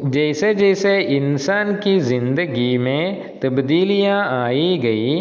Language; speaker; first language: Hindi; non-native, local second language; Malayalam